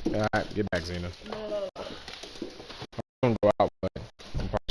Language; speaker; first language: English; native; English